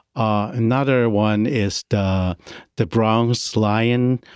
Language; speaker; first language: English; non-native, local second language; Cantonese